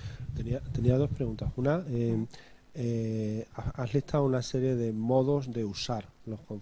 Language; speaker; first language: Spanish; native; Spanish